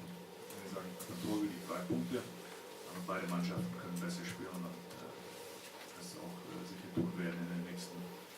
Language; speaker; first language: German; native; German